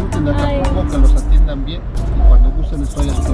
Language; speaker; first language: Spanish; native; Spanish